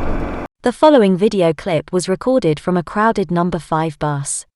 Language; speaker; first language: English; native; English